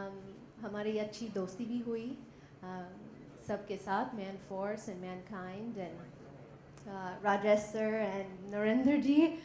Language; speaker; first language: Hindi; non-native, learner; English